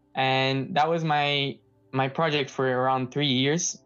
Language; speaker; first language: English; non-native, fluent; Portuguese